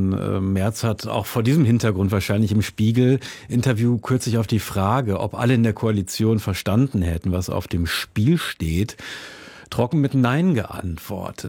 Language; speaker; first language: German; native; German